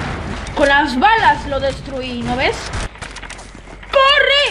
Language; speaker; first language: Spanish; native; Spanish